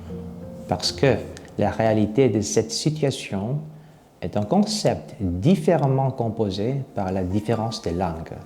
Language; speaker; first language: French; non-native, fluent; Korean